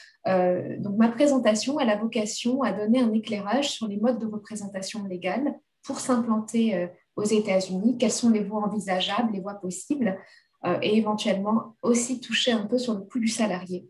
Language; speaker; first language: French; native; French